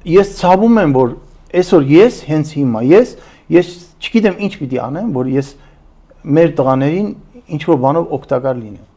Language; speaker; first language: Armenian; early bilingual, heritage; Armenian